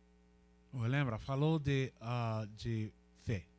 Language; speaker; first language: Portuguese; non-native, learner; Spanish